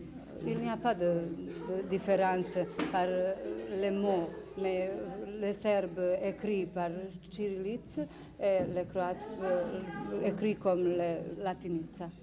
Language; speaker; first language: French; non-native, learner; Bosnian